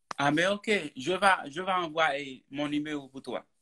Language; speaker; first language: French; non-native, learner; Haitian Creole